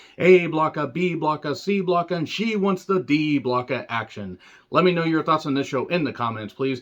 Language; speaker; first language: English; native; English